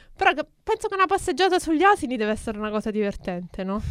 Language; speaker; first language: Italian; native; Italian